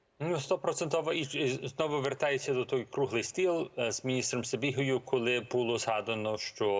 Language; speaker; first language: Ukrainian; early bilingual, heritage; Ukrainian